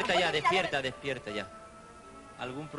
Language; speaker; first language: Spanish; native; Spanish